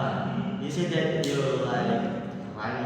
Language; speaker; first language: English; non-native, learner; Indonesian